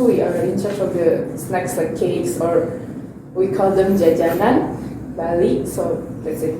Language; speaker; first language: English; non-native, learner; Indonesian